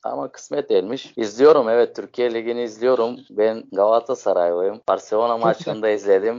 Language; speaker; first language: Turkish; native; Turkish